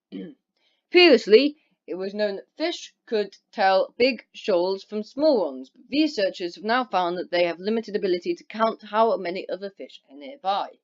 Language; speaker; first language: English; native; English